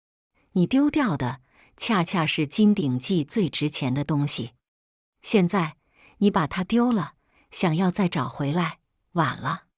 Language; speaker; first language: Chinese; native; Chinese